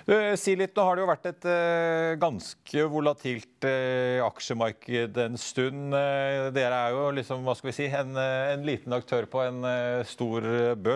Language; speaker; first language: Norwegian; native; Norwegian